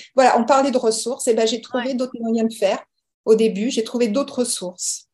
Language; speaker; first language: French; early bilingual, other home language; English